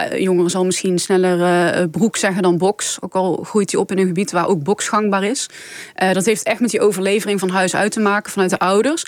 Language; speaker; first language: Dutch; native; Dutch